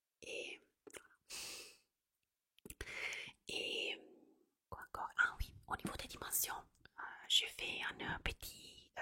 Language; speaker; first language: French; non-native, fluent; Italian